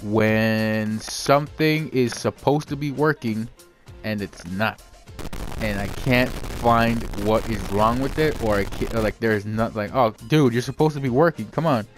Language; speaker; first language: English; native; English